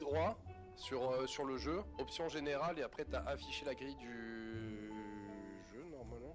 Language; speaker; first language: French; native; French